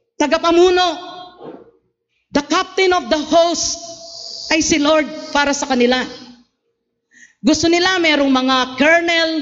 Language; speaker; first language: Filipino; non-native, local second language; Pampanga